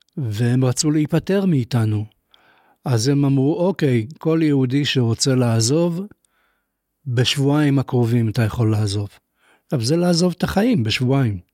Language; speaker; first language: Hebrew; non-native, fluent; Polish